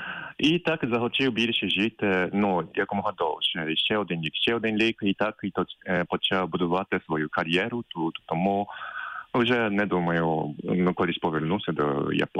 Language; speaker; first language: Ukrainian; non-native, fluent; Japanese